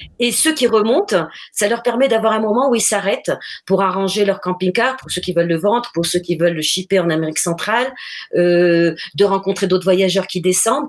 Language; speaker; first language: French; non-native, local second language; Arabic